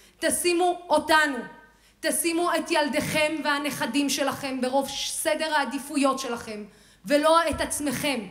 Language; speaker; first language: Hebrew; non-native, local second language; Arabic